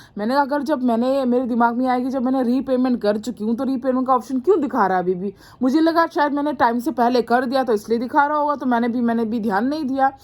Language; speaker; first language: Hindi; non-native, local second language; Mizo